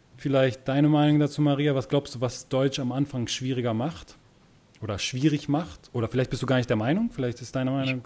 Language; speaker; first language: German; native; German